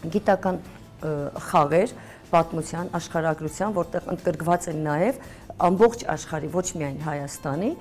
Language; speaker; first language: Armenian; early bilingual, heritage; Armenian